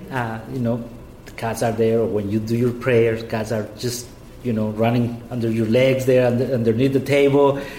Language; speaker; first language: English; non-native, fluent; Spanish